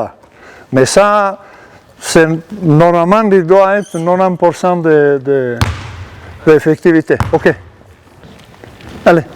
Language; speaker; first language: French; non-native, learner; Serbian